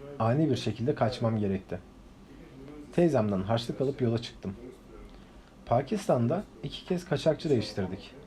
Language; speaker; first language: Turkish; non-native, fluent; Uzbek